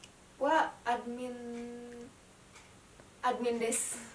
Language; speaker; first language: Japanese; non-native, learner; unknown